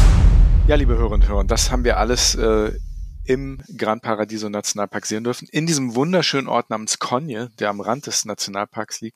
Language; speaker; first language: German; native; German